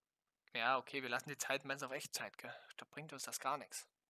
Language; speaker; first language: German; native; German